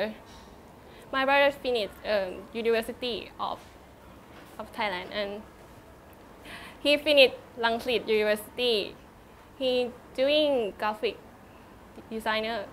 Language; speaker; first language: English; non-native, learner; Thai